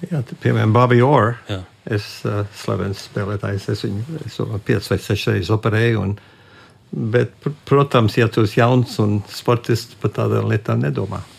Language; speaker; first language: Latvian; early bilingual, heritage; Latvian